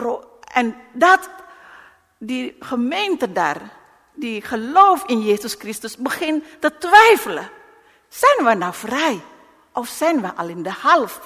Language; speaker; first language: Dutch; non-native, learner; Indonesian